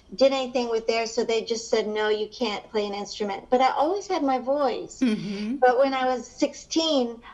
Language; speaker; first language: English; early bilingual, other home language; Hungarian